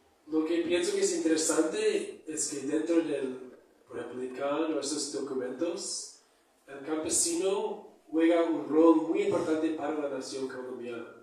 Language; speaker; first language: Spanish; non-native, fluent; English